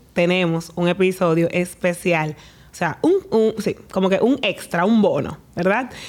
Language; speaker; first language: Spanish; native; Spanish